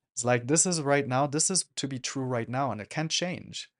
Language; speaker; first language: English; non-native, fluent; German